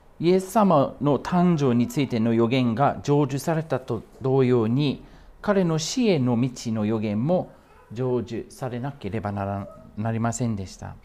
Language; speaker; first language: Japanese; non-native, fluent; English